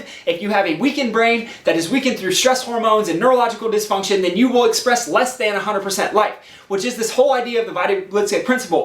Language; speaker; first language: English; native; English